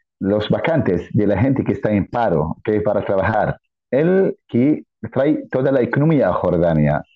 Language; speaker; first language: Spanish; non-native, fluent; Arabic